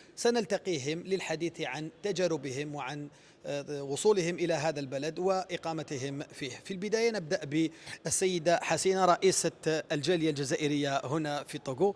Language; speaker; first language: Arabic; native; Arabic